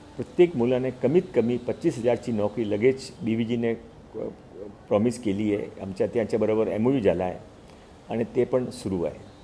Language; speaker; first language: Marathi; non-native, local second language; Hindi